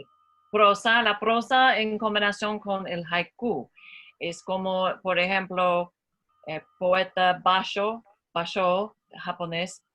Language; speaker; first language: Spanish; non-native, learner; English